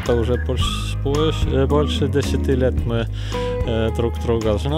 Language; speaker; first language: Russian; non-native, fluent; Estonian